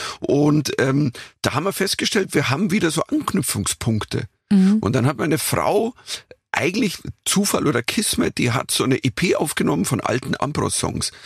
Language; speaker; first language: German; native; German